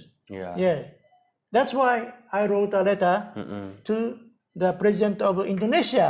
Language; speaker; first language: English; non-native, learner; Japanese